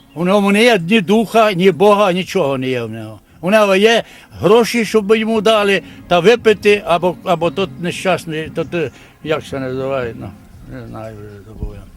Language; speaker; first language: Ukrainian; native; Ukrainian